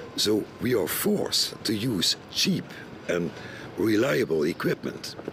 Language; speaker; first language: English; non-native, fluent; Dutch